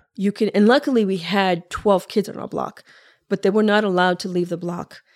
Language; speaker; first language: English; early bilingual, other home language; Spanish